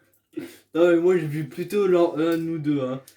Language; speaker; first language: French; native; French